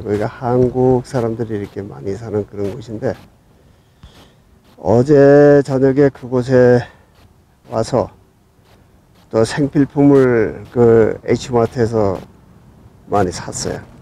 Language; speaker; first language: Korean; native; Korean